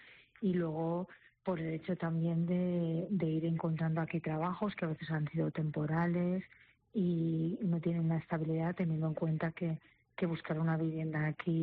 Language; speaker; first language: Spanish; native; Spanish